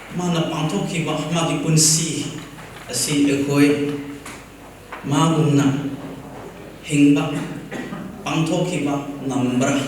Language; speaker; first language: Manipuri; non-native, local second language; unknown